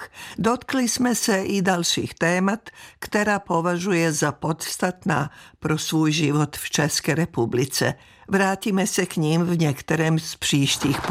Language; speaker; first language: Czech; native; Czech